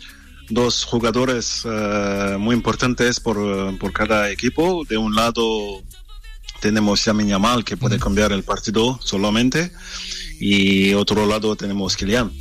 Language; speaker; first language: Spanish; non-native, learner; French